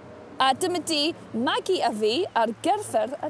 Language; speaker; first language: Welsh; non-native, learner; English